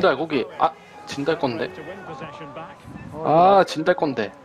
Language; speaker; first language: Korean; native; Korean